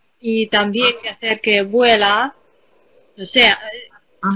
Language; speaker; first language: Spanish; non-native, fluent; Ukrainian